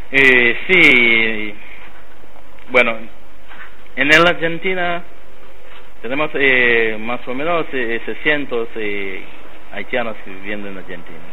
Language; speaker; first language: Spanish; non-native, learner; Haitian Creole